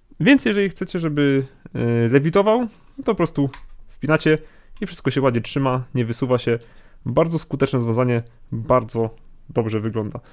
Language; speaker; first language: Polish; native; Polish